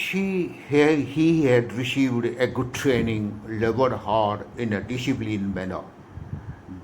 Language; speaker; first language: English; non-native, local second language; Odia